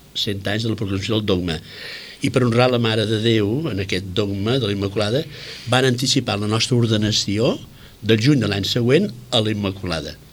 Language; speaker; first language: Catalan; native; Catalan